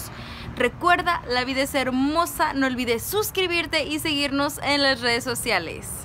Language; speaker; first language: Spanish; native; Spanish